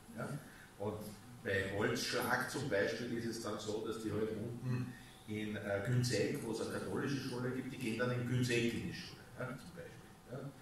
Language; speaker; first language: German; non-native, local second language; Hungarian